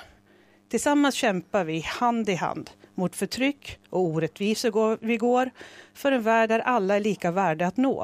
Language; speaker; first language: Swedish; native; Swedish